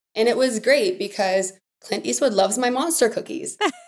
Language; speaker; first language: English; native; English